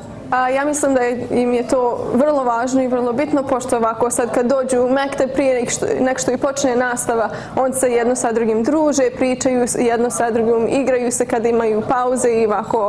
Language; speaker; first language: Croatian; early bilingual, heritage; English